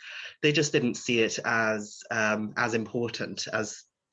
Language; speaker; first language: English; native; English